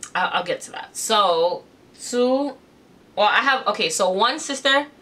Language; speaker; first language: English; native; English